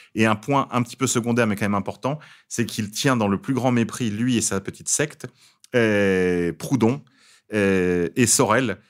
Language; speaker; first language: French; native; French